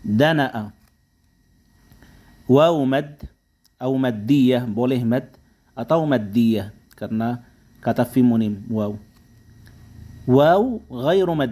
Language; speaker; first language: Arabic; non-native, fluent; Indonesian